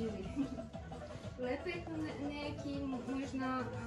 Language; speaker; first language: Czech; non-native, learner; Kara-Kalpak